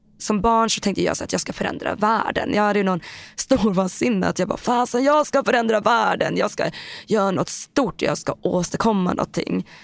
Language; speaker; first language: Swedish; native; Swedish